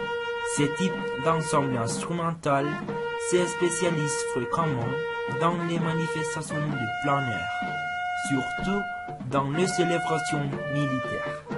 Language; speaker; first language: French; non-native, learner; Spanish